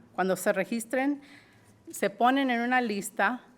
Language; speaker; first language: Spanish; early bilingual, heritage; Spanish